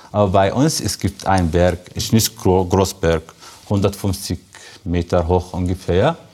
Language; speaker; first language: German; non-native, learner; Arabic